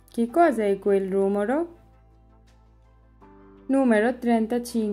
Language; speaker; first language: Italian; non-native, learner; Bangla